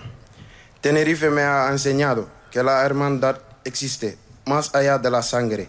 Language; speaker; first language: Spanish; non-native, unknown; Wolof